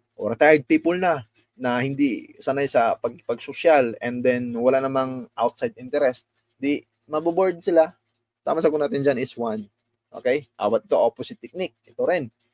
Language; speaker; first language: Filipino; non-native, local second language; Cebuano